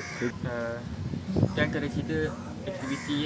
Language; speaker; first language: Malay; native; Malay